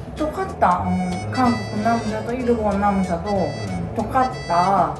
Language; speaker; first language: Korean; non-native, learner; Japanese